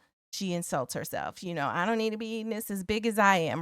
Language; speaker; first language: English; native; English